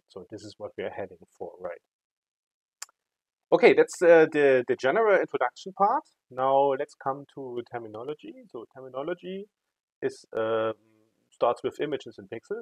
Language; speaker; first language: English; non-native, fluent; German